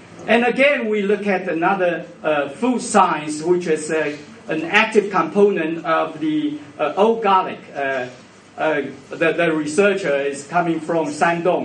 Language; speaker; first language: English; non-native, fluent; Chinese